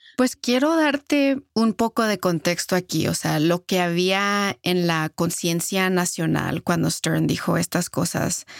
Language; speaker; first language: Spanish; early bilingual, heritage; Spanish